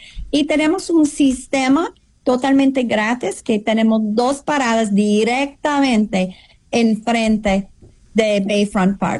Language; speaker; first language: Spanish; non-native, fluent; English